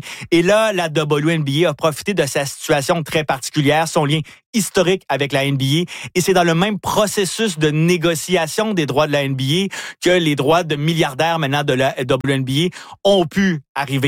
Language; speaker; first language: French; native; French